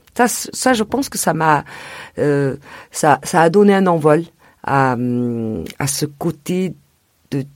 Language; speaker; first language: French; native; French